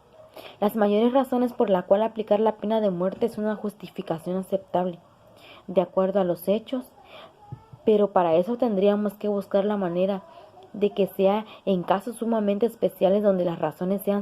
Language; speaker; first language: Spanish; native; Spanish